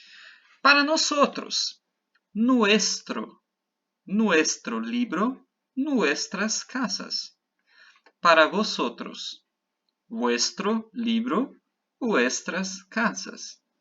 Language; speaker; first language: Spanish; non-native, fluent; Portuguese